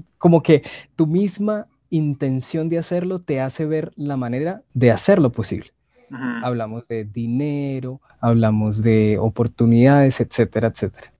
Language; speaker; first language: Spanish; native; Spanish